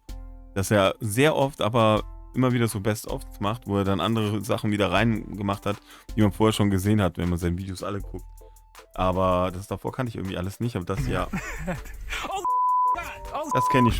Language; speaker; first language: German; native; German